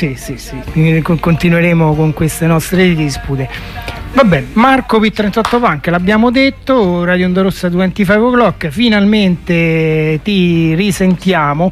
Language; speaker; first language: Italian; native; Italian